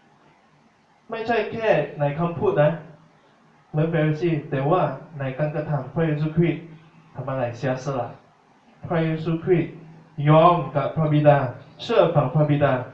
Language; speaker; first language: Thai; non-native, fluent; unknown